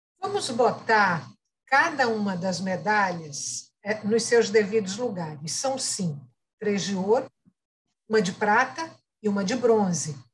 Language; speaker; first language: Portuguese; native; Portuguese